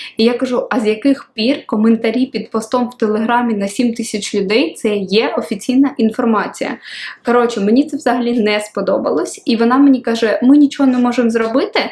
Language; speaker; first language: Ukrainian; non-native, local second language; Russian